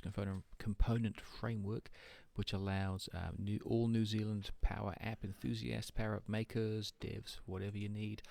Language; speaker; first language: English; native; English